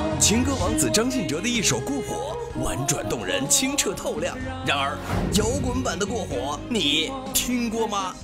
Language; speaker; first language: Chinese; native; Chinese